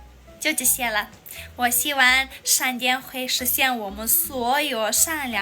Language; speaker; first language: Chinese; non-native, fluent; Armenian